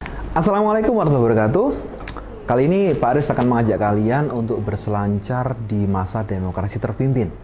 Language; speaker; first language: Indonesian; native; Indonesian